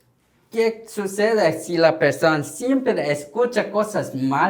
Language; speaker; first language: Spanish; non-native, learner; Korean